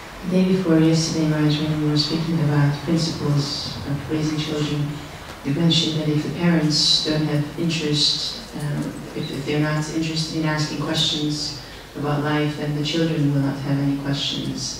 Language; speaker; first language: English; non-native, fluent; Hungarian